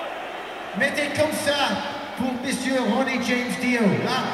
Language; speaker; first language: French; non-native, learner; English